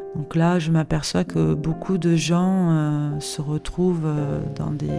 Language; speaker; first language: French; native; French